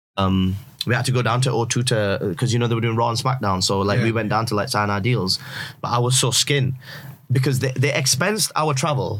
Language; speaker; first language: English; early bilingual, other home language; Urdu